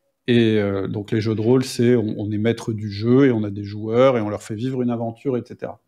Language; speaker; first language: French; native; French